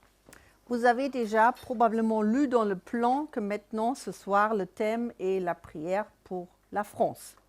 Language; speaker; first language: French; non-native, fluent; German